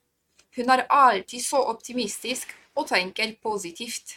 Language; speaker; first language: Norwegian; non-native, fluent; Polish